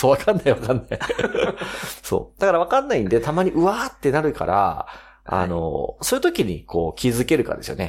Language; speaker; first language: Japanese; native; Japanese